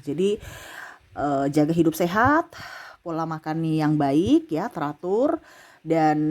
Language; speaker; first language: Indonesian; native; Indonesian